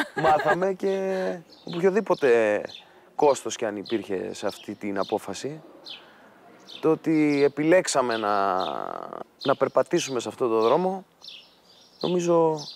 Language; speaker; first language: Greek; native; Greek